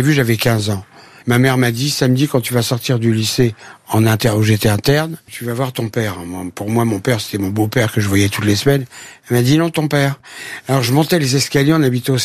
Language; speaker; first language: French; native; French